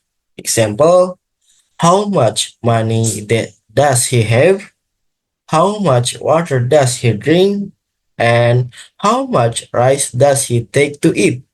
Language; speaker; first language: English; non-native, learner; Indonesian